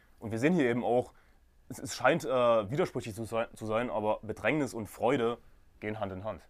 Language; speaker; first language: German; native; German